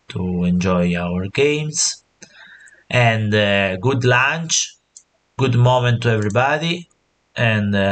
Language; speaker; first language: English; non-native, learner; Italian